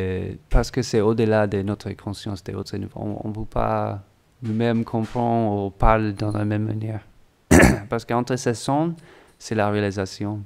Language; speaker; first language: French; non-native, learner; English